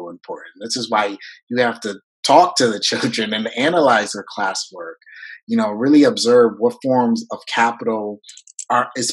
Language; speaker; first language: English; early bilingual, other home language; French